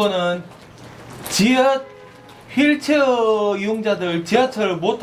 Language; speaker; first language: Korean; native; Korean